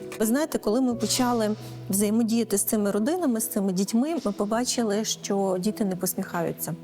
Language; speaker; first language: Ukrainian; native; Ukrainian